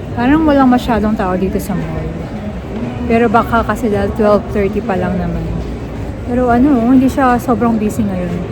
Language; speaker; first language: Filipino; native; Filipino